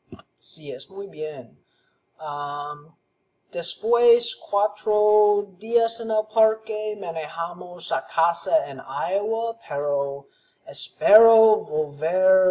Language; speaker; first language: Spanish; non-native, learner; English